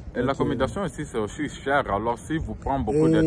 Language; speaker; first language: French; early bilingual, heritage; French